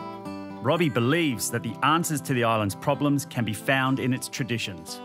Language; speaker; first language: English; native; English